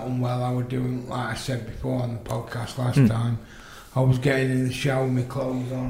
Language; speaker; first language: English; native; English